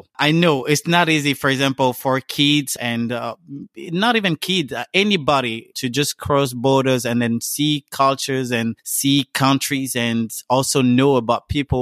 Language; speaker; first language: English; non-native, fluent; French